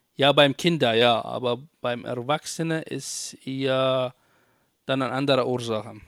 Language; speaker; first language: German; non-native, fluent; Arabic